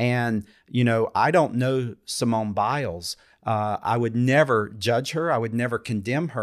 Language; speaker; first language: English; native; English